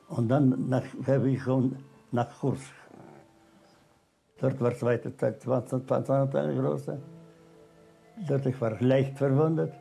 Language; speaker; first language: German; non-native, learner; Russian